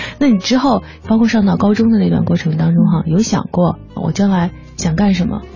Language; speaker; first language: Chinese; native; Chinese